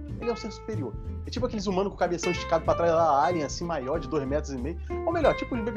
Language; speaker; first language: Portuguese; native; Portuguese